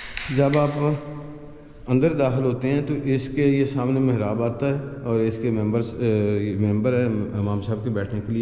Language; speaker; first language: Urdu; non-native, local second language; Punjabi